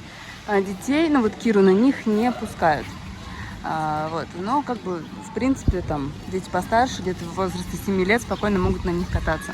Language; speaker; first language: Russian; native; Russian